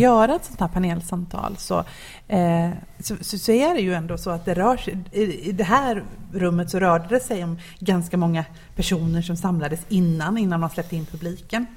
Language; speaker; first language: Swedish; native; Swedish